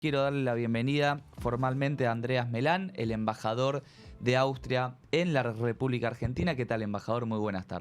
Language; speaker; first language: Spanish; native; Spanish